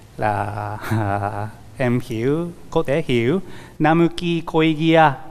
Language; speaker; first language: Vietnamese; non-native, learner; Japanese